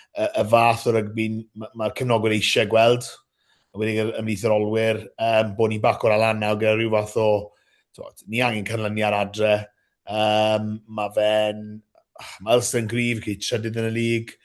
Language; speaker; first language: Welsh; native; Welsh